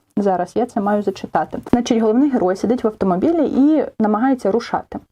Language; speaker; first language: Ukrainian; native; Ukrainian